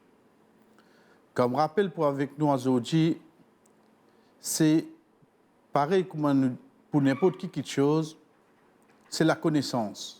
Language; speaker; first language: French; non-native, local second language; Morisyen